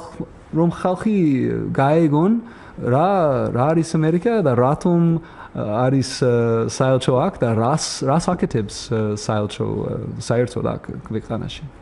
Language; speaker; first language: Georgian; non-native, learner; English